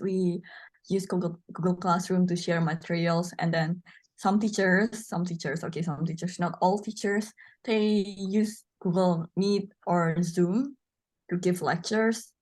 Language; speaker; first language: English; non-native, learner; Indonesian